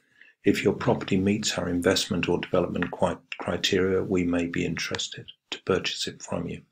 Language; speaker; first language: English; native; English